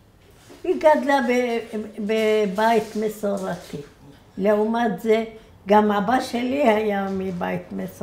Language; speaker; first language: Hebrew; early bilingual, other home language; Arabic